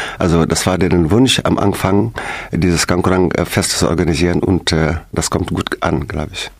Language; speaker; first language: German; non-native, learner; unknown